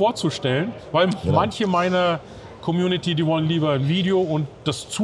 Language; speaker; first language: German; native; German